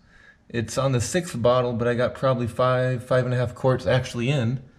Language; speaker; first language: English; native; English